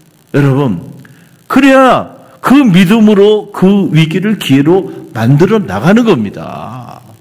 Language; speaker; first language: Korean; native; Korean